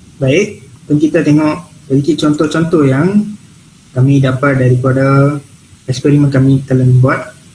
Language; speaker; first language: Malay; non-native, local second language; Tamil